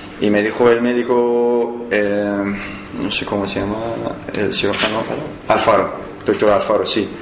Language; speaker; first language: Spanish; non-native, learner; Persian